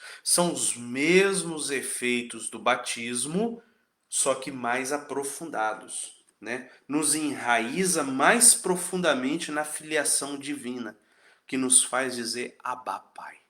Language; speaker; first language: Portuguese; native; Portuguese